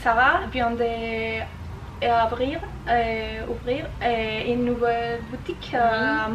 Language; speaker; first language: French; non-native, learner; Spanish